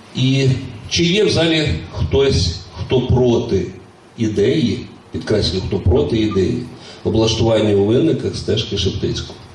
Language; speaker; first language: Ukrainian; native; Ukrainian